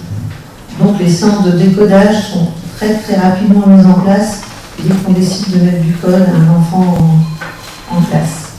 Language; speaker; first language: French; native; French